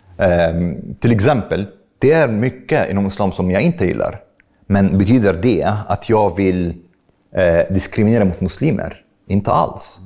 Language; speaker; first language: Swedish; non-native, fluent; Arabic